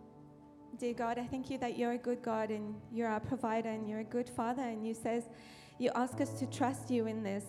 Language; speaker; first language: English; non-native, fluent; French